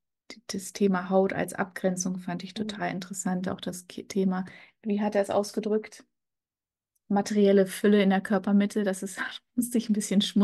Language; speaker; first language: German; native; German